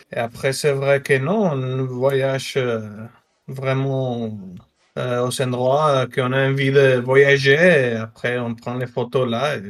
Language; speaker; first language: French; non-native, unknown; Spanish